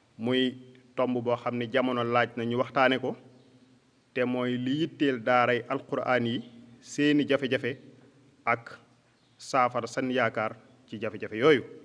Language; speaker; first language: Wolof; native; Wolof